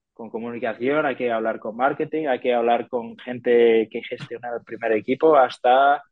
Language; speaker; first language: Spanish; non-native, fluent; English